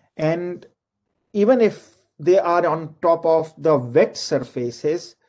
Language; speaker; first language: English; non-native, local second language; Urdu